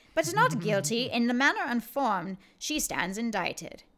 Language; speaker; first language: English; native; English